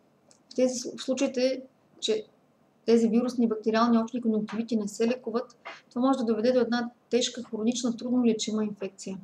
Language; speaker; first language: Bulgarian; native; Bulgarian